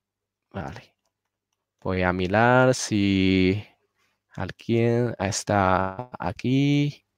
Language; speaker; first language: Spanish; non-native, learner; Chinese